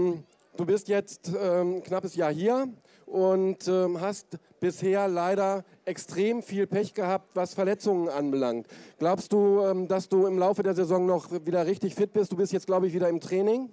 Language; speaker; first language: German; native; German